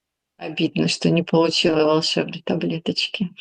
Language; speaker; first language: Russian; native; Russian